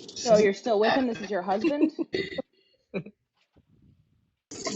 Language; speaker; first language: English; native; English